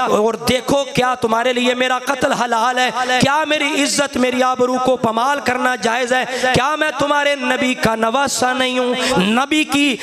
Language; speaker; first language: Urdu; non-native, local second language; Punjabi